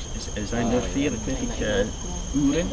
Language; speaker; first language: Dutch; non-native, learner; English